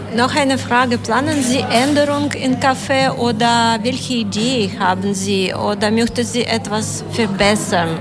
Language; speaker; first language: German; non-native, learner; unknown